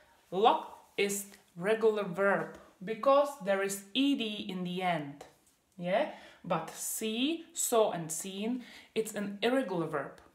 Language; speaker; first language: English; non-native, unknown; Czech